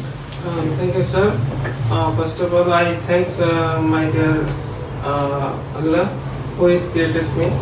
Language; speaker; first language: English; non-native, learner; Bangla